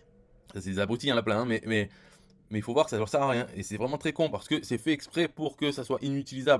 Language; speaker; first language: French; native; French